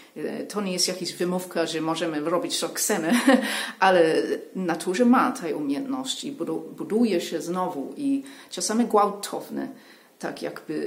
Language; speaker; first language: Polish; non-native, learner; English